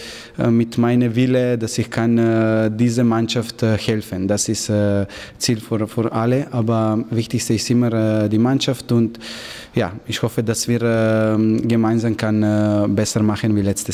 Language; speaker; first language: German; non-native, learner; Slovenian